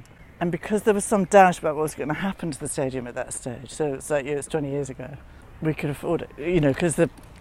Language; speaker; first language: English; native; English